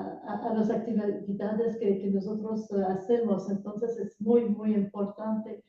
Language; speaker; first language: Spanish; non-native, learner; French